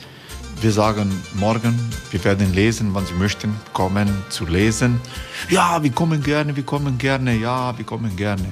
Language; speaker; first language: German; non-native, learner; Croatian